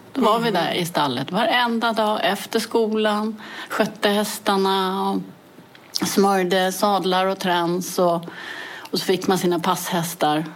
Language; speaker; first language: Swedish; early bilingual, other home language; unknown